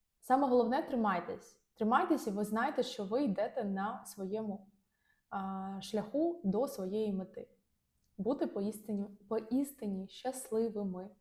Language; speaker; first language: Ukrainian; non-native, local second language; Russian